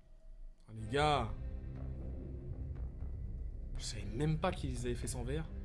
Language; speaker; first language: French; native; French